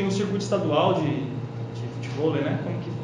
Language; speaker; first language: Portuguese; native; Portuguese